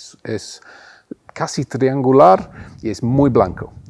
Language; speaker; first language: Spanish; non-native, fluent; English